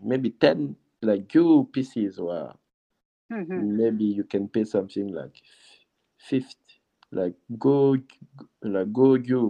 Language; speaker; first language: English; non-native, fluent; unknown